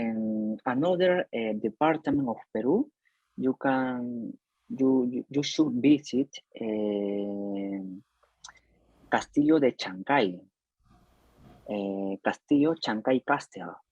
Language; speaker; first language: English; non-native, learner; Spanish